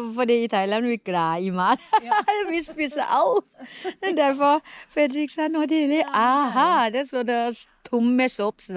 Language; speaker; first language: Norwegian; non-native, learner; Thai